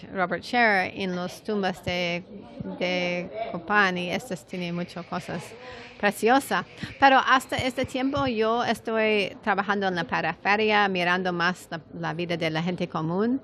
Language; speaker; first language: Spanish; non-native, fluent; English